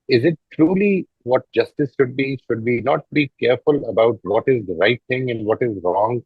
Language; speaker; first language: English; non-native, local second language; Urdu